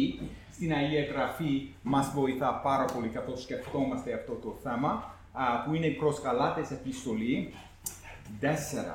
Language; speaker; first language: Greek; non-native, fluent; English